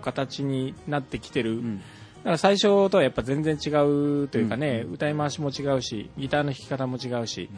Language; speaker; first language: Japanese; native; Japanese